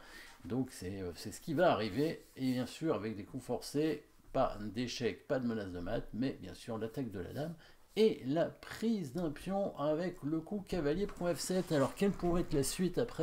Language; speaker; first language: French; native; French